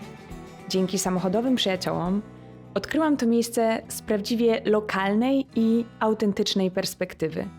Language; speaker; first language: Polish; native; Polish